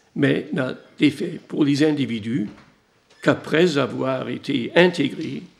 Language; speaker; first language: French; non-native, fluent; German